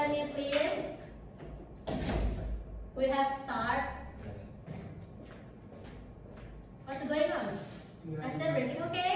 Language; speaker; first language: English; non-native, learner; Indonesian